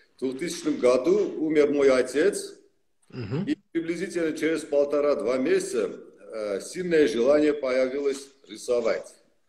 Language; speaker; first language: Russian; non-native, local second language; Armenian